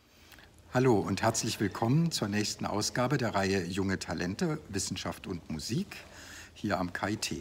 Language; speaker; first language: German; native; German